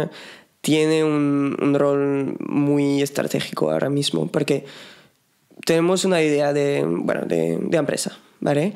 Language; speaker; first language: Spanish; non-native, fluent; French